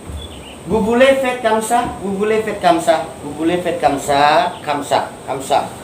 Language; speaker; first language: French; non-native, learner; Indonesian